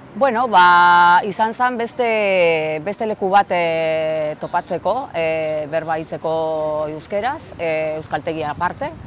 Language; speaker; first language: Basque; non-native, local second language; Spanish